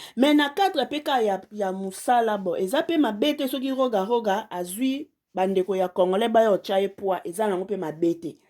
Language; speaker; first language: Lingala; native; Lingala